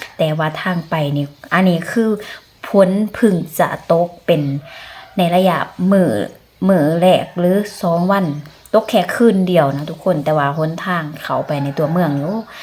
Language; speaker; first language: Thai; native; Thai